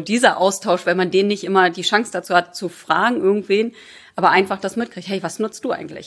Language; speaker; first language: German; native; German